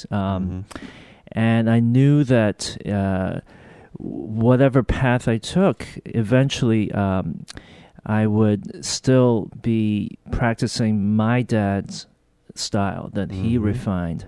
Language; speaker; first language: English; non-native, local second language; Korean